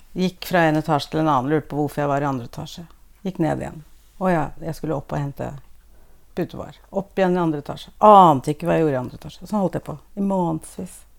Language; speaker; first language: Norwegian; native; Norwegian